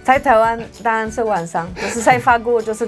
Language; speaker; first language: Chinese; non-native, fluent; French